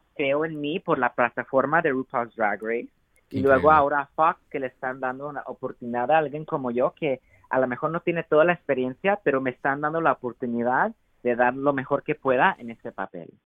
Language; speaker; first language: Spanish; early bilingual, heritage; Spanish